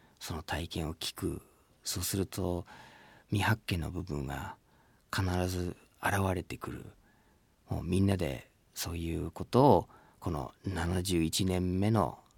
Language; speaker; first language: Japanese; non-native, fluent; English